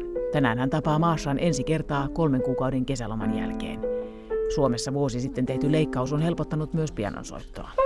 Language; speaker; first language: Finnish; native; Finnish